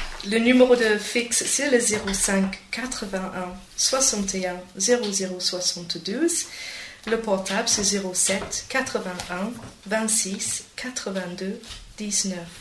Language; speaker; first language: French; non-native, fluent; English